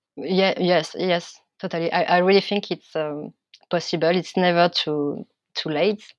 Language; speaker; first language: English; non-native, fluent; French